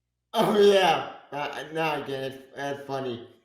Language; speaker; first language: English; native; English